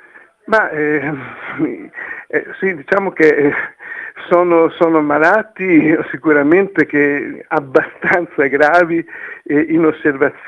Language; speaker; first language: Italian; native; Italian